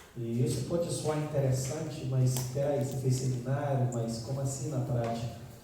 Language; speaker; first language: Portuguese; non-native, fluent; Romanian